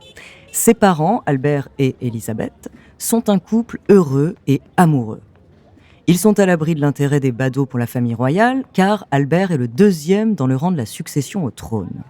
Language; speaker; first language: French; native; French